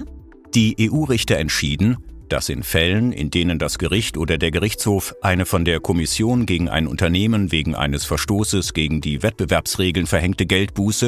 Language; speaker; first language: German; native; German